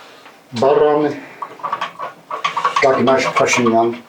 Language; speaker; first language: Russian; non-native, fluent; Armenian